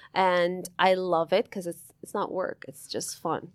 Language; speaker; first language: English; early bilingual, other home language; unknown